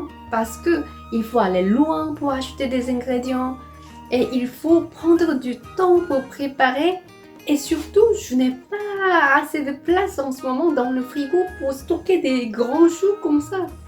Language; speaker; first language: French; non-native, fluent; Korean